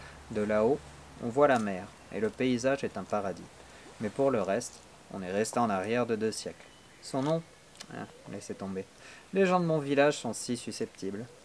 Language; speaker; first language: French; native; French